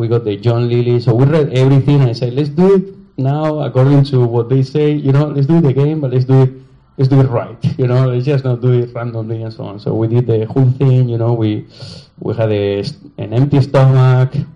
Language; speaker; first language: English; non-native, fluent; Spanish